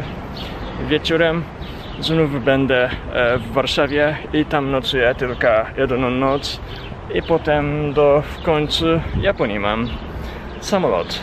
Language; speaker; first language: Polish; non-native, fluent; Japanese